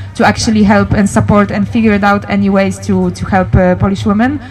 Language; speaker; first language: English; non-native, learner; Polish